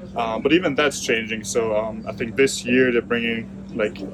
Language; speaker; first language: English; non-native, fluent; German